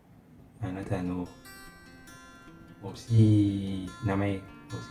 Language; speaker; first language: Japanese; non-native, learner; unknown